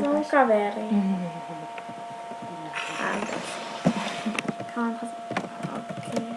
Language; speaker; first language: Finnish; early bilingual, heritage; Finnish